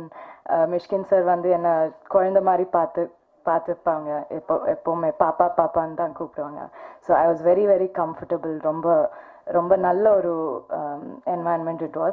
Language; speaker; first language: Tamil; non-native, fluent; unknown